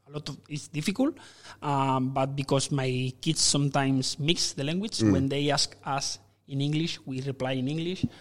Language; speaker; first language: English; non-native, fluent; Spanish